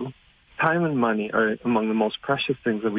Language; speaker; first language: English; non-native, fluent; German